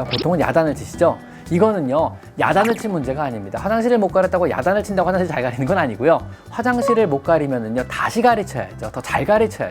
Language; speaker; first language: Korean; native; Korean